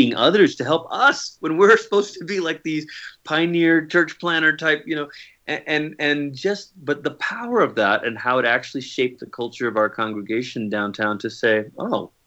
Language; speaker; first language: English; native; English